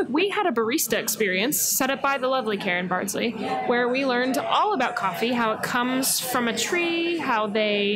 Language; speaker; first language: English; native; English